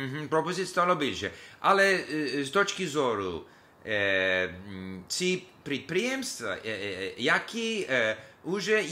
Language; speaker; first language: Ukrainian; non-native, learner; English